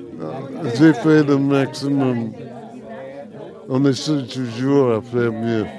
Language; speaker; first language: French; non-native, learner; English